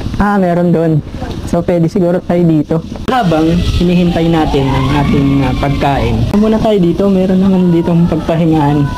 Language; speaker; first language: Filipino; non-native, local second language; Iloko